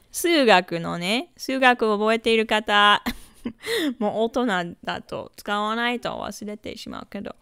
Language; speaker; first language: Japanese; non-native, fluent; English